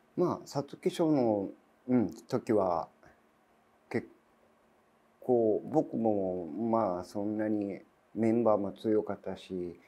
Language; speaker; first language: Japanese; native; Japanese